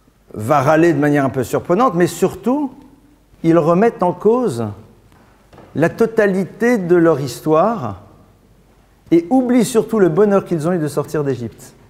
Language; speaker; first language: French; native; French